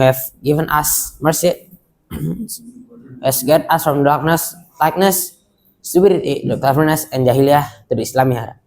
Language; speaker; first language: English; non-native, local second language; Indonesian